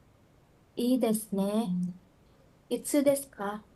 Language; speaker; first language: Japanese; non-native, learner; Indonesian